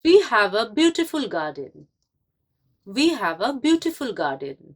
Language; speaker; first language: English; non-native, local second language; Bangla